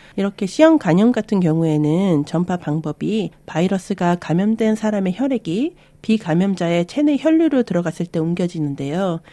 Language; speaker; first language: Korean; early bilingual, other home language; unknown